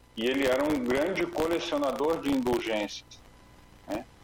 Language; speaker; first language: Portuguese; native; Portuguese